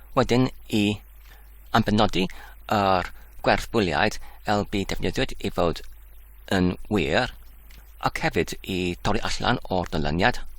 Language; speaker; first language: Welsh; non-native, learner; Dutch